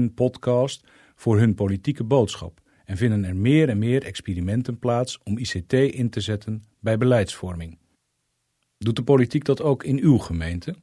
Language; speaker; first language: Dutch; native; Dutch